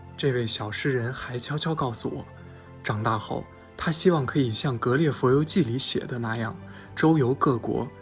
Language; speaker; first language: Chinese; native; Chinese